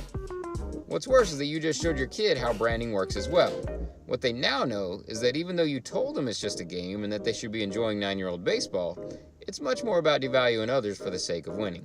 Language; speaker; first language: English; native; English